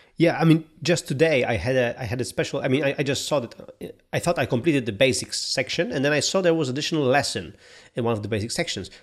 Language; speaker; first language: English; non-native, fluent; Polish